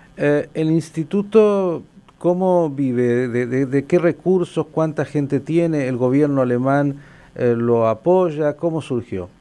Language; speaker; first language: Spanish; native; Spanish